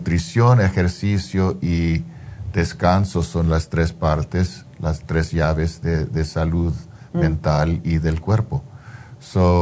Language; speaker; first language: Spanish; early bilingual, heritage; Spanish